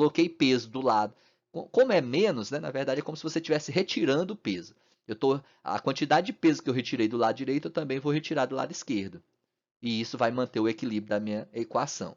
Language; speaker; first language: Portuguese; native; Portuguese